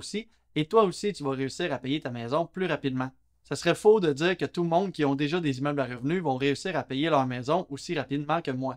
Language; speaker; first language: French; native; French